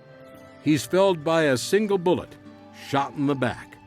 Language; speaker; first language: English; native; English